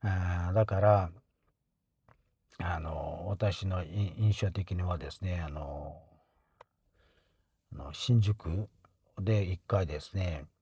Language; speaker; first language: Japanese; non-native, fluent; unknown